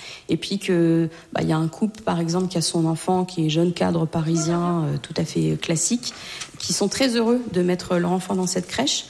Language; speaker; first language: French; native; French